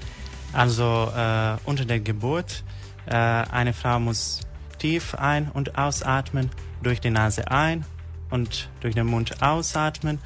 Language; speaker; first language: German; non-native, fluent; Serbian